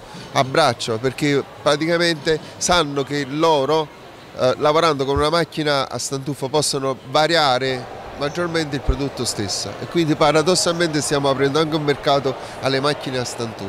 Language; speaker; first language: Italian; native; Italian